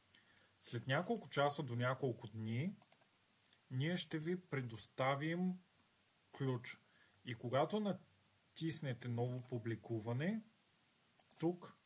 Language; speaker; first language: Bulgarian; native; Bulgarian